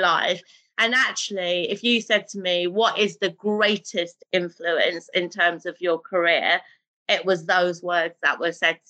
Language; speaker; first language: English; non-native, local second language; Urdu